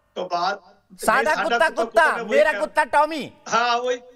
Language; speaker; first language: Hindi; native; Hindi